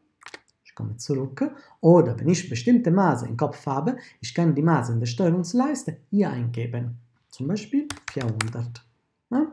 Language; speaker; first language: German; non-native, fluent; Italian